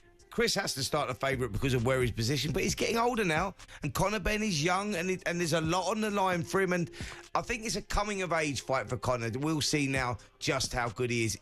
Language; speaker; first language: English; native; English